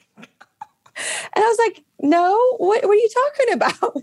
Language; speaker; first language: English; non-native, fluent; Portuguese